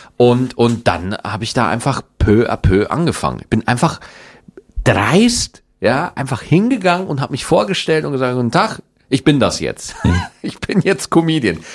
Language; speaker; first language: German; native; German